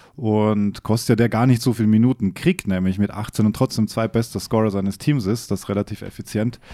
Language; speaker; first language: German; native; German